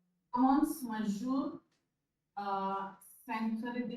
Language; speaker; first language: French; non-native, learner; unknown